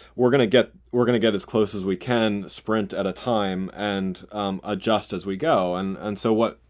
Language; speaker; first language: English; native; English